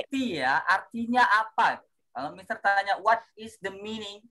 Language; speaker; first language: English; non-native, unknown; Indonesian